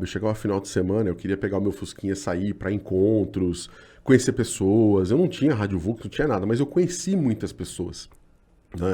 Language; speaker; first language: Portuguese; native; Portuguese